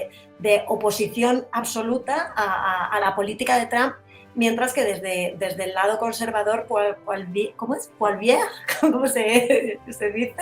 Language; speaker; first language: Spanish; native; Spanish